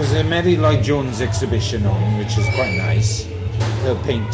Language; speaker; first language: English; native; English